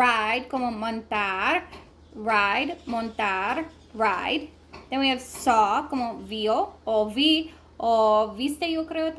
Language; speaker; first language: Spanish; non-native, learner; English